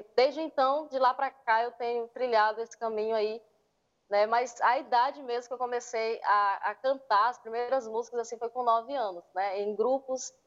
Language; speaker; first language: Portuguese; native; Portuguese